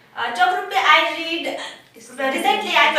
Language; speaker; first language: English; non-native, learner; Hindi